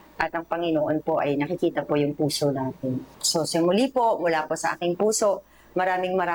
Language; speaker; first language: Filipino; native; Filipino